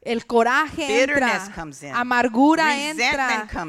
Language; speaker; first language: Spanish; early bilingual, heritage; English